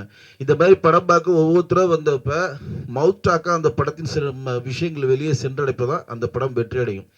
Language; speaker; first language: Tamil; native; Tamil